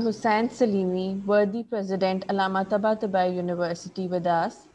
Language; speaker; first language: English; non-native, local second language; Urdu